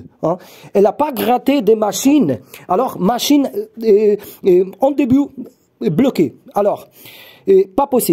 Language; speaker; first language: French; non-native, learner; Polish